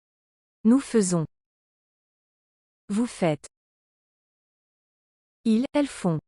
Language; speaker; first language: French; non-native, learner; English